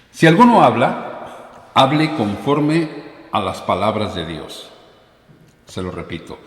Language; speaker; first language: Spanish; native; Spanish